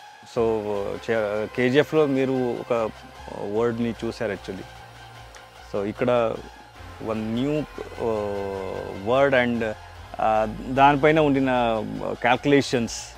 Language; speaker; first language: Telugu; non-native, learner; Kannada